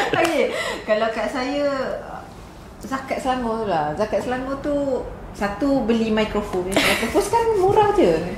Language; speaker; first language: Malay; native; Malay